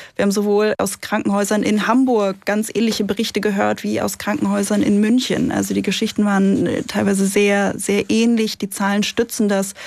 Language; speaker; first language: German; native; German